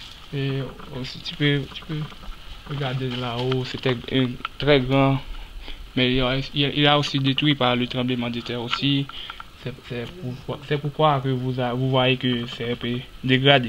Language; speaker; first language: French; non-native, local second language; Haitian Creole